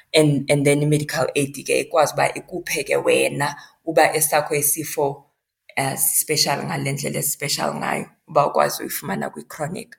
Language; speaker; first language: Xhosa; non-native, local second language; Zulu